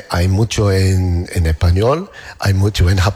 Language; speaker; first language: Spanish; non-native, learner; English